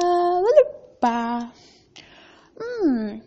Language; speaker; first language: English; non-native, learner; Turkish